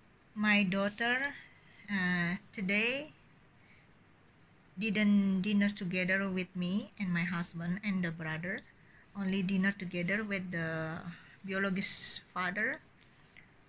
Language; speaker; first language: English; non-native, learner; Indonesian